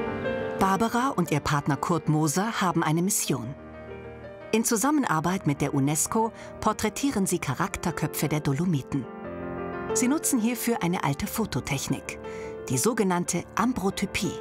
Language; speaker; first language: German; native; German